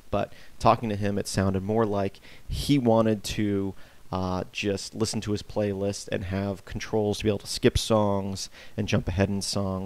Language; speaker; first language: English; native; English